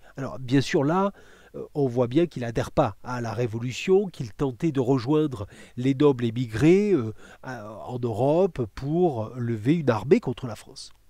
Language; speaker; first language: French; native; French